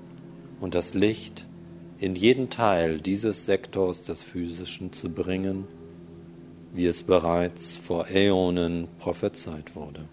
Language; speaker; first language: German; native; German